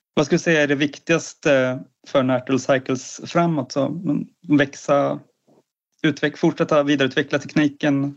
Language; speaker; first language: Swedish; native; Swedish